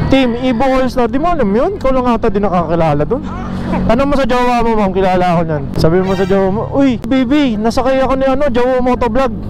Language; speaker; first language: Filipino; native; Filipino